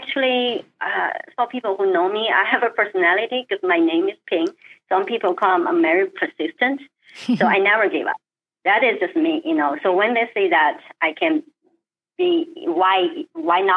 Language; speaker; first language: English; non-native, fluent; Chinese